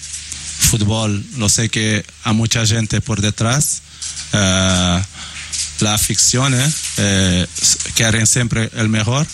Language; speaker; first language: Spanish; non-native, learner; Portuguese